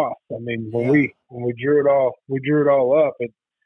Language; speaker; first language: English; native; English